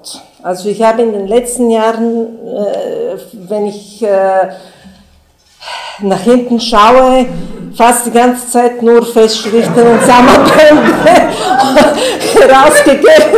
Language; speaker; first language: German; non-native, fluent; Bulgarian